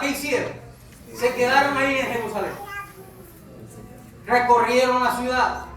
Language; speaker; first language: Spanish; native; Spanish